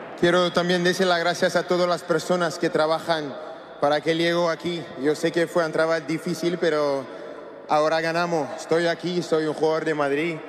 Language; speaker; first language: Spanish; non-native, learner; French